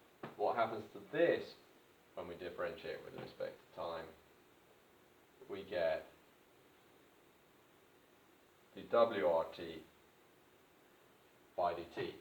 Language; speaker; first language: English; native; English